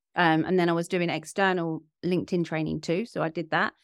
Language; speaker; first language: English; native; English